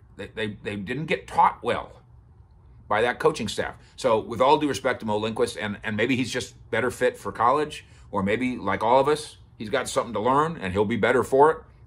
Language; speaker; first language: English; native; English